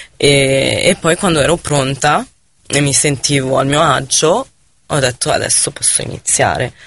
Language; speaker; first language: Italian; non-native, fluent; Arabic